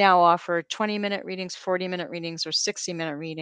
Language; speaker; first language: English; native; English